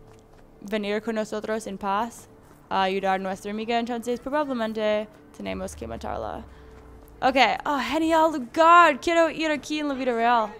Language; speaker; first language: Spanish; non-native, learner; English